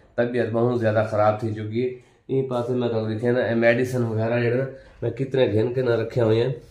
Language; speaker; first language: Punjabi; non-native, local second language; Saraiki